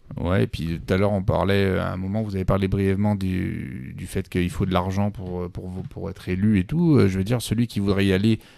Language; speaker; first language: French; native; French